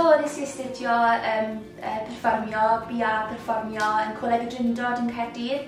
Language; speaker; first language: Welsh; native; Welsh